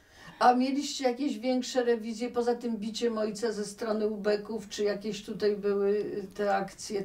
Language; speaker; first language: Polish; native; Polish